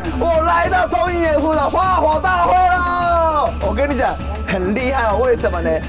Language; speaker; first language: Chinese; non-native, fluent; Japanese